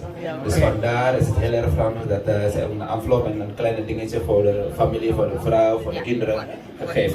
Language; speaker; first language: Dutch; non-native, fluent; Indonesian